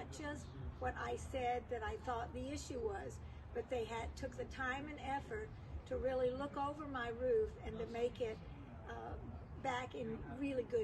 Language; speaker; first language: English; native; English